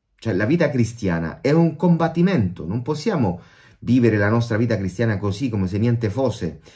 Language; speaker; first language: Italian; non-native, fluent; Spanish